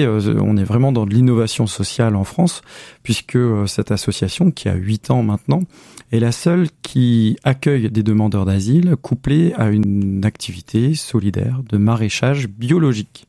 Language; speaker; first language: French; native; French